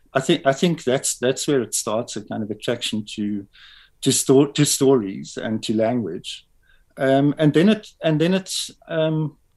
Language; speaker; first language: English; native; English